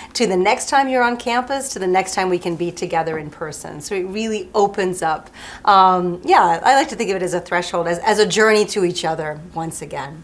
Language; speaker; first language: English; early bilingual, other home language; French